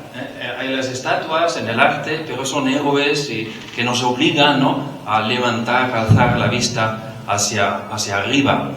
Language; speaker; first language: Spanish; non-native, fluent; Dutch